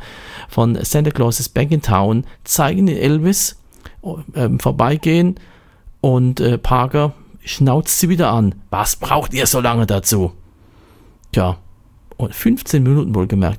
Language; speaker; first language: German; native; German